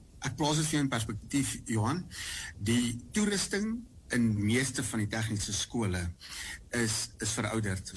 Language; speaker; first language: Afrikaans; native; Afrikaans